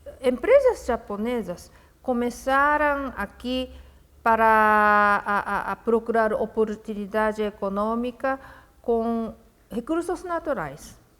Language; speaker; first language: Portuguese; non-native, fluent; Japanese